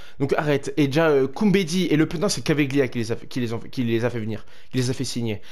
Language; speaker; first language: French; native; French